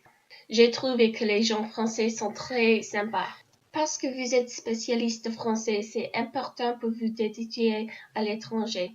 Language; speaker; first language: French; non-native, learner; English